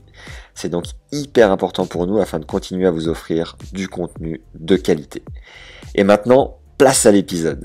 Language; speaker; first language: French; native; French